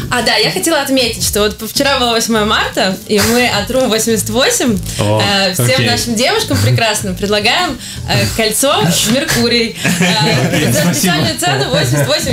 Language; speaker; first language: Russian; native; Russian